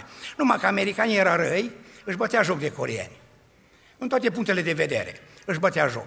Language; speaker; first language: Romanian; native; Romanian